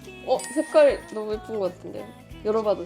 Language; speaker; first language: Korean; non-native, fluent; Japanese